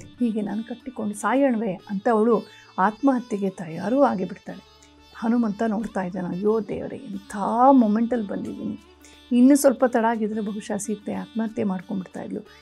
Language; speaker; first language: Kannada; native; Kannada